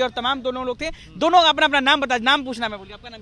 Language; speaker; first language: Hindi; native; Hindi